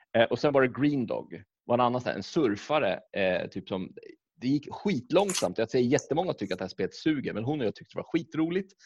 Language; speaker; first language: Swedish; native; Swedish